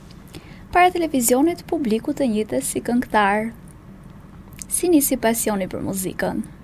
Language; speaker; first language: Albanian; native; Albanian